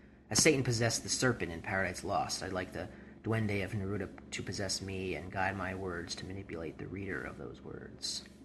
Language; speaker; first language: English; native; English